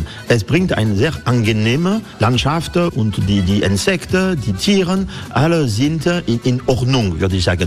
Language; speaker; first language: German; non-native, fluent; French